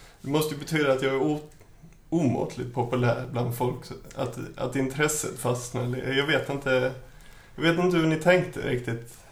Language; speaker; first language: Swedish; native; Swedish